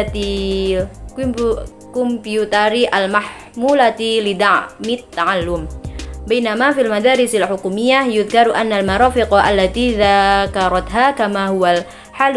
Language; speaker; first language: Arabic; non-native, learner; Indonesian